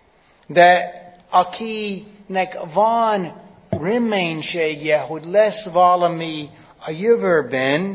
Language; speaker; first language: Hungarian; non-native, fluent; English